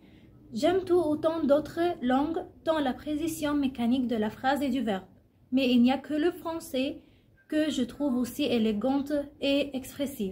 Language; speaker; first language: French; non-native, learner; Arabic